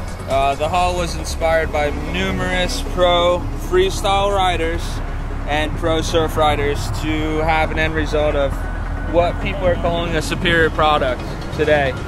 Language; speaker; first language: English; native; English